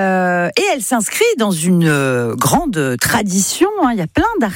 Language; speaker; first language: French; native; French